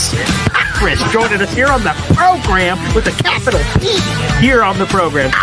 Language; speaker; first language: English; native; English